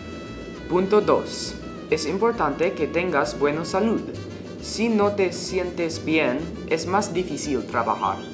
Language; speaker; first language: Spanish; non-native, learner; English